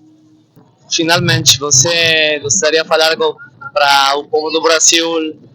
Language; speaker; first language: Portuguese; non-native, fluent; Spanish